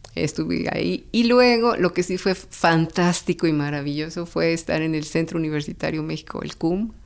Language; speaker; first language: Spanish; native; Spanish